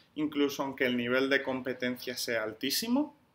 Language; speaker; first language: Spanish; native; Spanish